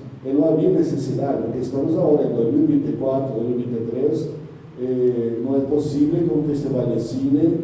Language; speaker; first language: Spanish; non-native, learner; Portuguese